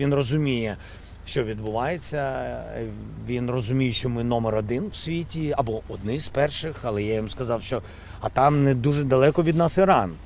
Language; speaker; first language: Ukrainian; non-native, local second language; Russian